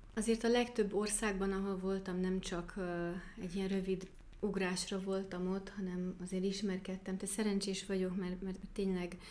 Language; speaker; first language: Hungarian; non-native, fluent; German